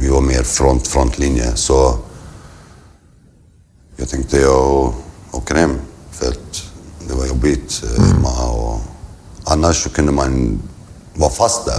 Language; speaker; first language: Swedish; early bilingual, other home language; Kurdish